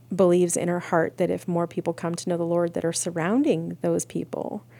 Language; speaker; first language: English; native; English